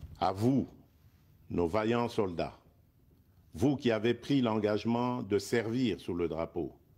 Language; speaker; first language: French; non-native, local second language; Luba-Lulua